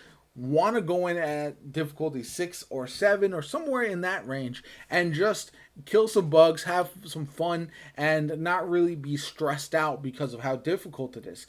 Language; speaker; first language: English; native; English